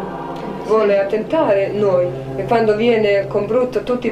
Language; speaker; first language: Italian; non-native, learner; Croatian